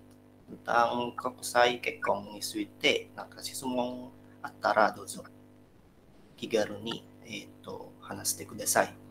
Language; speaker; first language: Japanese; non-native, learner; Indonesian